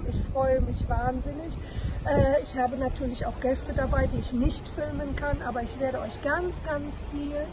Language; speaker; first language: German; native; German